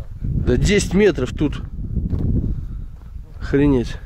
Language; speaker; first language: Russian; native; Russian